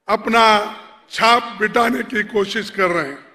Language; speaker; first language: Hindi; non-native, local second language; Kannada